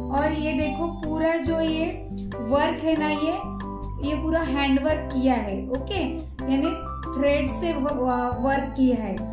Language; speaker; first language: Hindi; non-native, local second language; Marathi